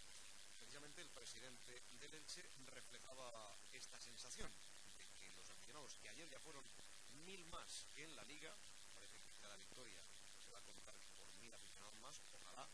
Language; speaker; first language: Spanish; native; Spanish